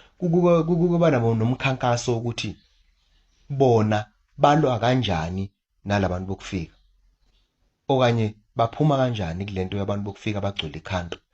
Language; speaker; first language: Zulu; native; Zulu